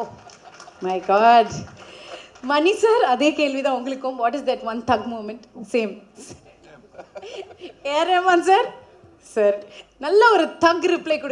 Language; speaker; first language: Tamil; native; Tamil